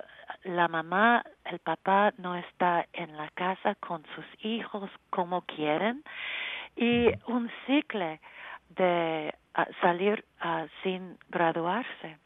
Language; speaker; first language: Spanish; non-native, learner; English